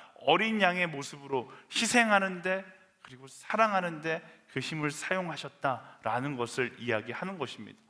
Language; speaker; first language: Korean; native; Korean